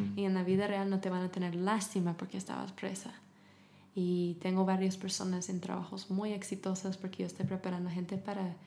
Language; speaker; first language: Spanish; non-native, fluent; English